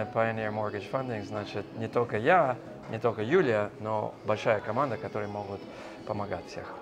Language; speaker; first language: Russian; non-native, fluent; English